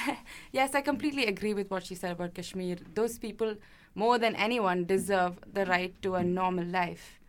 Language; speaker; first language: English; non-native, local second language; Malayalam